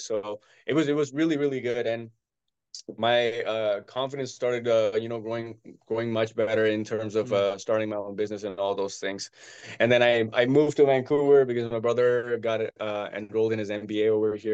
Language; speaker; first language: English; non-native, local second language; Hindi